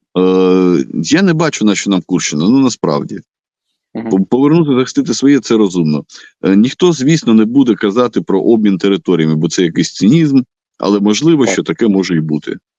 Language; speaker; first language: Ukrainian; non-native, local second language; Russian